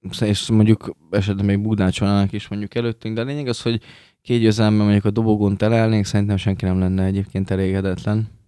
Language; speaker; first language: Hungarian; native; Hungarian